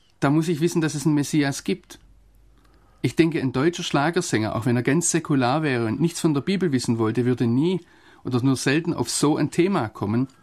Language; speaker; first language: German; native; German